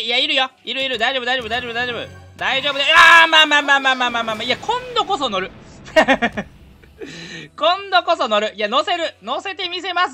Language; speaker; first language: Japanese; native; Japanese